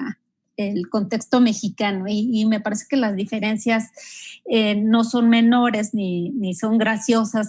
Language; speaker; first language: Spanish; native; Spanish